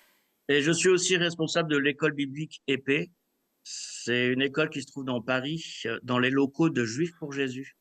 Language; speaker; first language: French; early bilingual, other home language; Kabyle